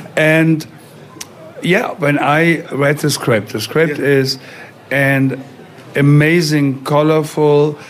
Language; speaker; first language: English; non-native, fluent; German